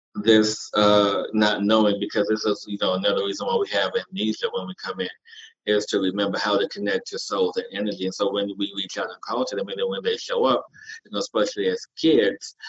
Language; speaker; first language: English; native; English